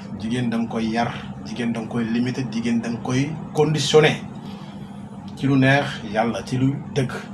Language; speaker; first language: Wolof; native; Wolof